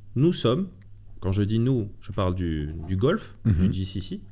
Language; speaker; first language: French; non-native, local second language; Arabic